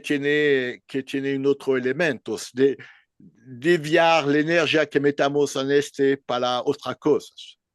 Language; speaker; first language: Spanish; non-native, learner; French